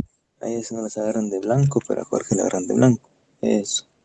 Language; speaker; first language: Spanish; native; Spanish